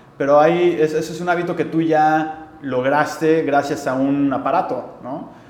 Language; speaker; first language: Spanish; native; Spanish